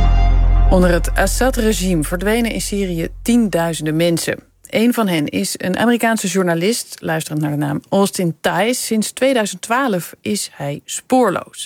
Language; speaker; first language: Dutch; native; Dutch